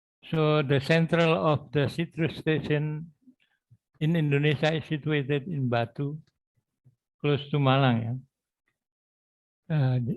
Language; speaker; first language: English; non-native, learner; Indonesian